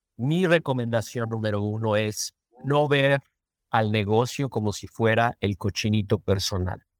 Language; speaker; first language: Spanish; native; Spanish